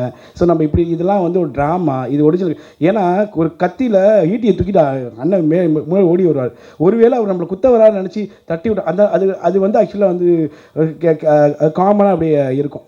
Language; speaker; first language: Tamil; native; Tamil